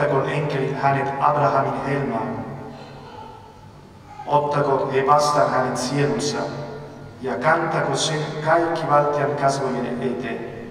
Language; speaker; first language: Finnish; non-native, fluent; Spanish